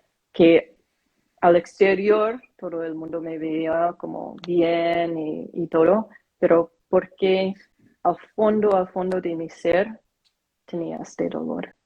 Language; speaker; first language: Spanish; non-native, fluent; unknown